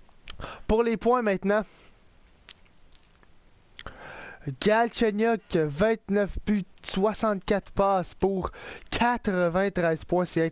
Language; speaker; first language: French; native; French